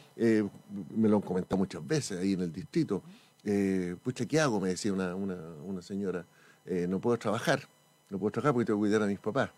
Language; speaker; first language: Spanish; native; Spanish